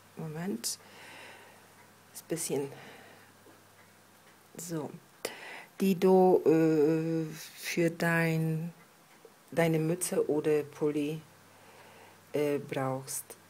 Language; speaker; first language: German; non-native, fluent; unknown